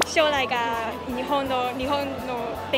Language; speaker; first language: Japanese; non-native, learner; Cantonese